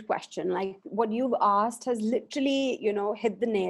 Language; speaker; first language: English; non-native, local second language; Hindi